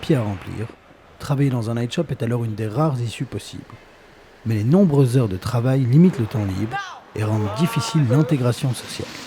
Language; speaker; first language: French; native; French